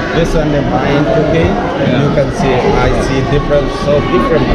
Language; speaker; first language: English; non-native, learner; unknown